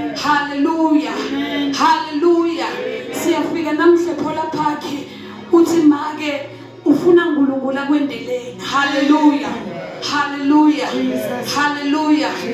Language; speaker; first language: Zulu; non-native, local second language; Swati